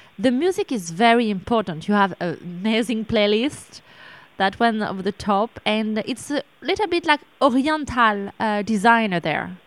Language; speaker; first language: English; non-native, learner; French